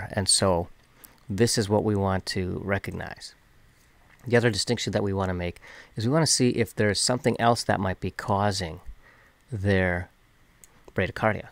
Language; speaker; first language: English; native; English